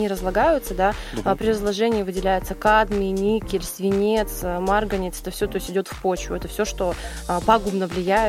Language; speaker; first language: Russian; non-native, local second language; Yakut